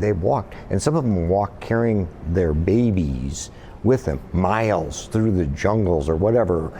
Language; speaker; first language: English; native; English